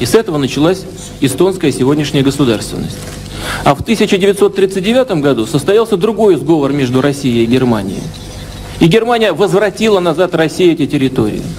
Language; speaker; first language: Russian; native; Russian